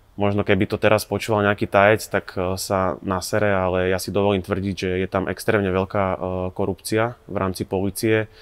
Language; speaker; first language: Slovak; native; Slovak